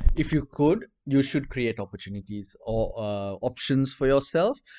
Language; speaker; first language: English; non-native, local second language; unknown